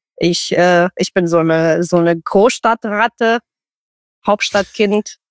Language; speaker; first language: German; non-native, fluent; Romanian